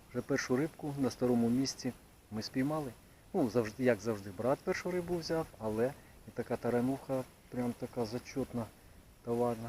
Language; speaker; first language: Ukrainian; native; Ukrainian